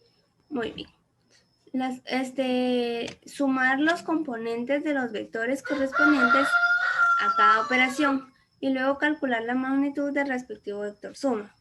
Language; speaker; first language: Spanish; native; Spanish